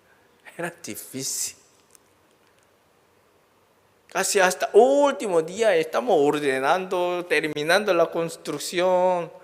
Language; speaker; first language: Spanish; non-native, learner; Korean